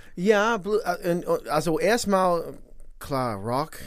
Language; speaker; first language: German; non-native, fluent; English